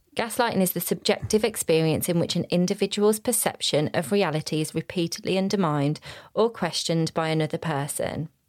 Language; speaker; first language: English; native; English